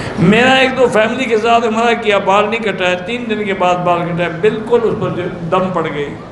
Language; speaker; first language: Urdu; native; Urdu